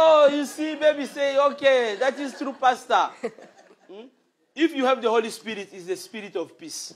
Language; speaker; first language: English; non-native, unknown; Lingala